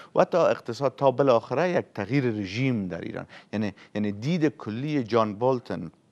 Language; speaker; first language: Persian; native; Persian